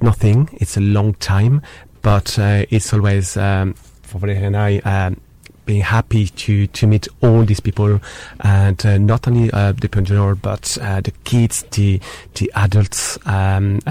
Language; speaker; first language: English; non-native, fluent; French